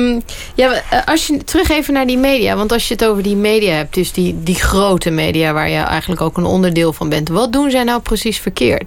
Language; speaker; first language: Dutch; native; Dutch